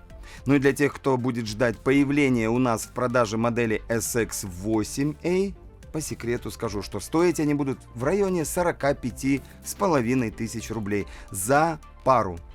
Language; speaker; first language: Russian; native; Russian